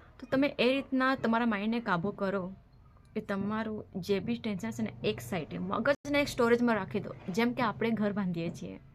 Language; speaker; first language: Gujarati; non-native, local second language; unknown